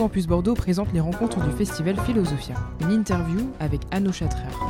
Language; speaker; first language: French; native; French